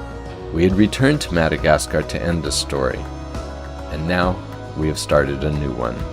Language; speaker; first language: English; native; English